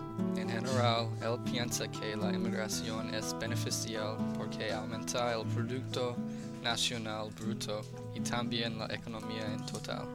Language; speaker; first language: Spanish; non-native, learner; English